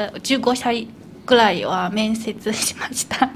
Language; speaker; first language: Japanese; non-native, fluent; Chinese